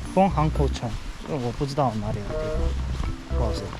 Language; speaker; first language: Chinese; non-native, learner; Korean